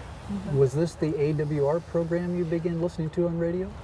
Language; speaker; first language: English; native; English